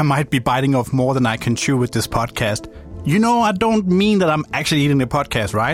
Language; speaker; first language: English; non-native, fluent; Danish